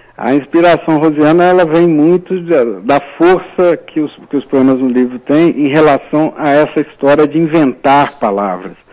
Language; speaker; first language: Portuguese; native; Portuguese